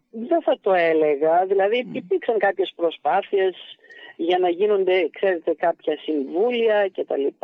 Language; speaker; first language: Greek; early bilingual, heritage; Greek